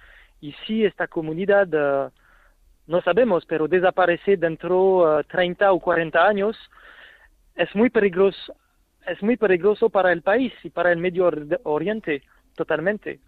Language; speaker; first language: Spanish; non-native, fluent; French